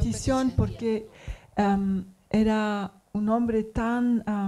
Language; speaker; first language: Spanish; non-native, learner; English